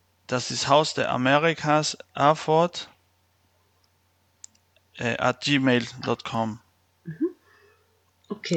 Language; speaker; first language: German; non-native, fluent; Spanish